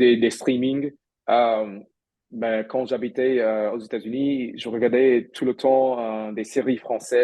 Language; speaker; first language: French; non-native, fluent; English